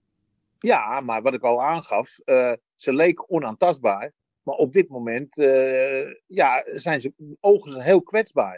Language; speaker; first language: Dutch; native; Dutch